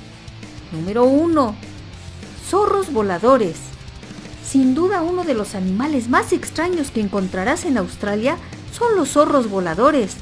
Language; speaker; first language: Spanish; native; Spanish